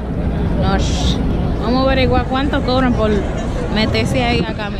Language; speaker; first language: Spanish; native; Spanish